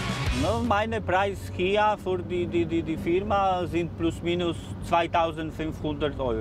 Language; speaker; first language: German; non-native, learner; Polish